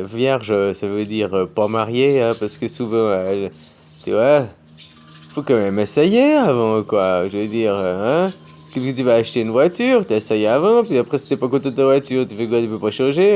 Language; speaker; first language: French; native; French